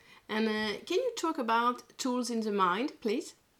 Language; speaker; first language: English; non-native, learner; French